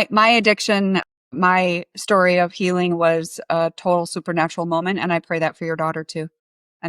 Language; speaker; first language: English; native; English